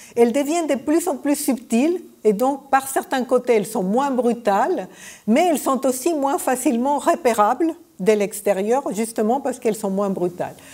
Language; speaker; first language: French; non-native, fluent; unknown